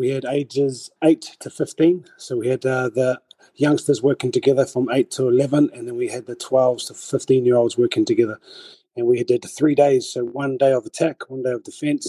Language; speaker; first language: English; native; English